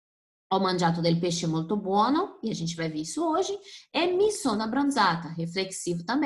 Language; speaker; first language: Italian; non-native, fluent; Portuguese